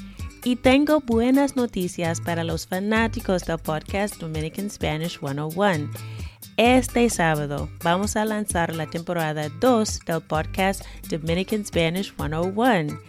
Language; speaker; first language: Spanish; non-native, fluent; English